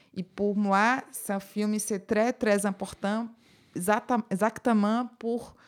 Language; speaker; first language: French; non-native, learner; Portuguese